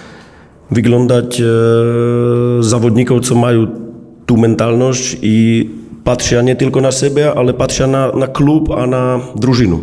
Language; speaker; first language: Polish; non-native, learner; Slovak